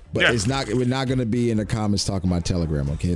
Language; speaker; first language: English; native; English